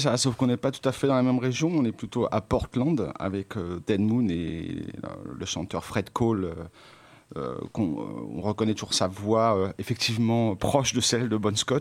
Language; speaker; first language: French; native; French